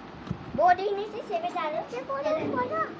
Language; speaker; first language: Hindi; non-native, local second language; Bangla